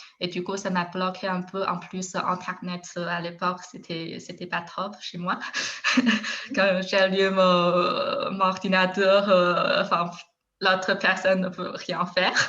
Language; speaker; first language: French; non-native, fluent; Chinese